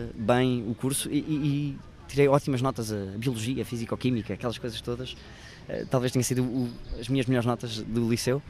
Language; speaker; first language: Portuguese; native; Portuguese